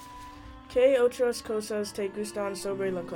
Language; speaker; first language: Spanish; non-native, fluent; English